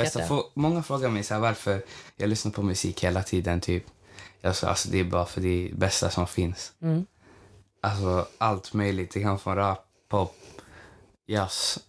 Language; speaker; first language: Swedish; native; Swedish